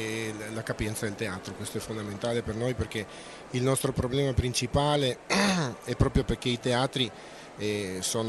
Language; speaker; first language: Italian; native; Italian